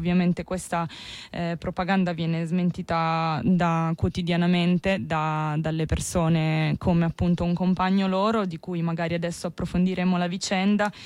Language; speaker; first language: Italian; native; Italian